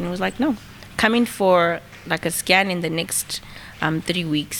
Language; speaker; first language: English; non-native, local second language; Zulu